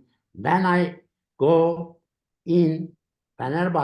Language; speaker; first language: English; non-native, learner; Turkish